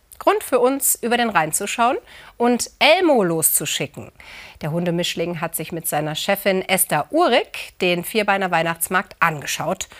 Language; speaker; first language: German; native; German